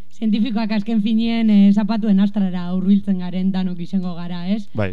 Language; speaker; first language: Basque; native; Basque